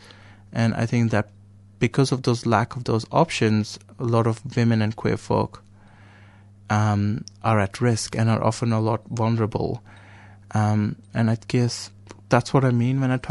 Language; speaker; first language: English; non-native, local second language; Konkani